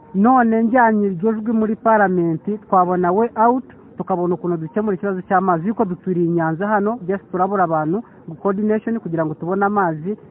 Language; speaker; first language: Kinyarwanda; early bilingual, heritage; Kinyarwanda